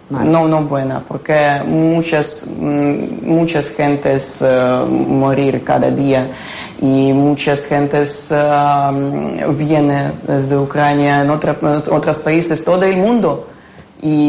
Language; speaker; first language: Spanish; non-native, learner; Ukrainian